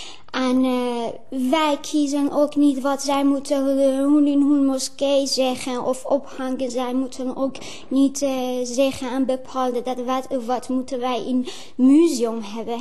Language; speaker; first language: Dutch; non-native, fluent; Persian